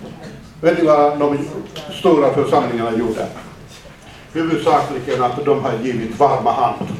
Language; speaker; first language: Swedish; non-native, fluent; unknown